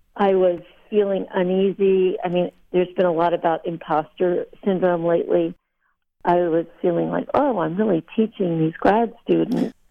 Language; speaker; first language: English; early bilingual, other home language; Lithuanian